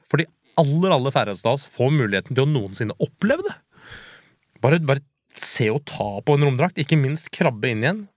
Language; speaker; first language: Norwegian; early bilingual, other home language; Persian